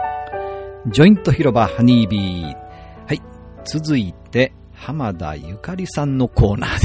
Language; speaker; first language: Japanese; native; Japanese